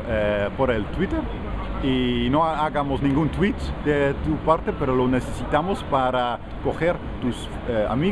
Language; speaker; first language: Spanish; non-native, fluent; Dutch